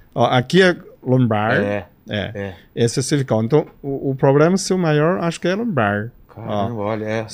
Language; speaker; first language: Portuguese; non-native, fluent; Chinese